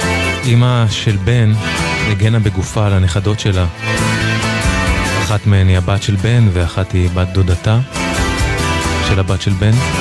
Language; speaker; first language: Hebrew; native; Hebrew